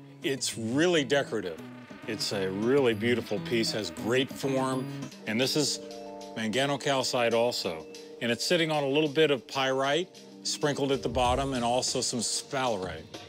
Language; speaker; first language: English; native; English